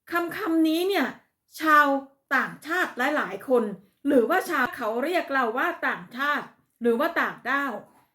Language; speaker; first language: Thai; native; Thai